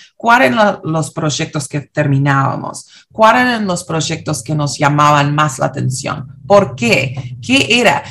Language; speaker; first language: Spanish; early bilingual, heritage; Spanish